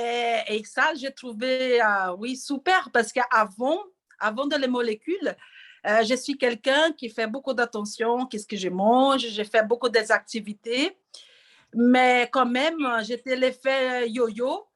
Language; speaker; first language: French; non-native, learner; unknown